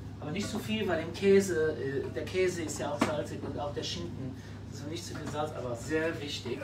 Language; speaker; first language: German; non-native, local second language; Luxembourgish